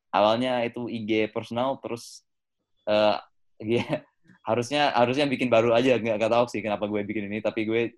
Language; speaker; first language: Indonesian; early bilingual, other home language; English